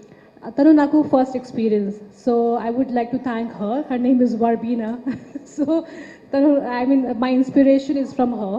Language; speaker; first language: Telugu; non-native, local second language; Hindi